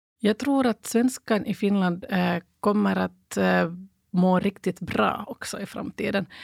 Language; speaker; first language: Swedish; native; Swedish